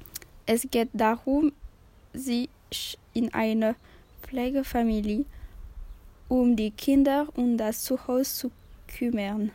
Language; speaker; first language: German; non-native, learner; French